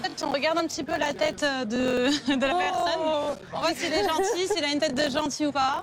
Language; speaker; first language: French; native; French